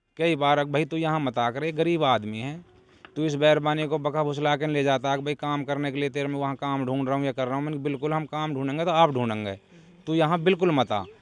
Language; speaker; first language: Hindi; native; Hindi